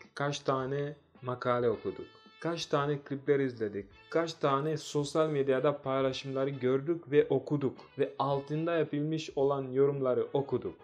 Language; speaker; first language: Turkish; non-native, fluent; Swahili